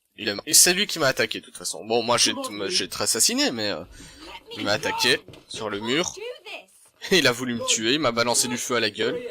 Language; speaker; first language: French; native; French